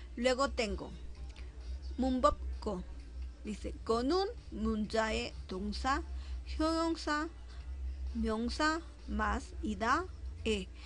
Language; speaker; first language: Korean; non-native, fluent; Spanish